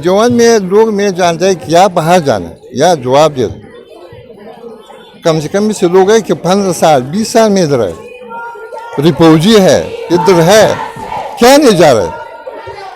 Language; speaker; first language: Hindi; non-native, learner; Persian